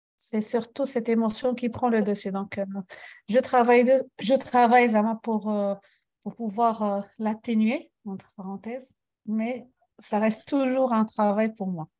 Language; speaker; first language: French; non-native, local second language; Arabic